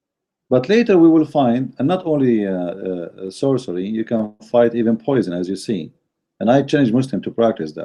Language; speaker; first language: English; non-native, fluent; Arabic